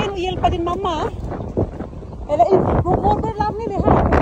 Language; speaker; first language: Swedish; non-native, fluent; Filipino